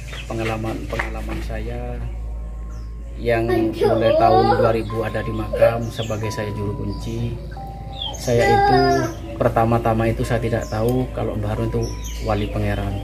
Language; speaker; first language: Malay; non-native, local second language; Javanese